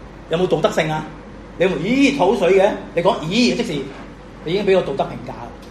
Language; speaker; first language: Cantonese; native; Cantonese